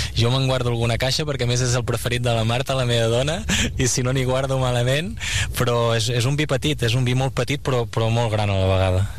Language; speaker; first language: Catalan; native; Catalan